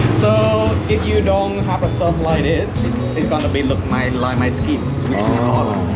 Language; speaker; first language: English; non-native, fluent; Vietnamese